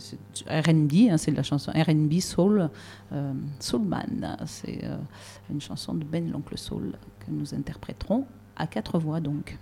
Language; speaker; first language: French; native; French